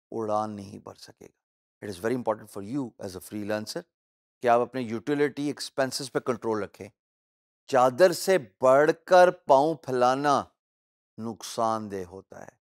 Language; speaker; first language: Urdu; native; Urdu